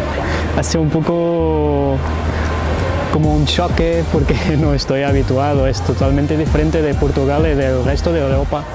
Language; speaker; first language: Spanish; non-native, fluent; Portuguese